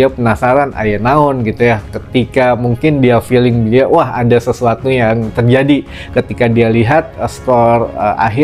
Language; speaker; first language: Indonesian; native; Indonesian